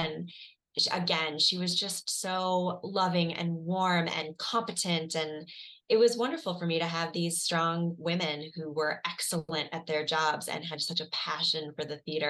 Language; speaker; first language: English; native; English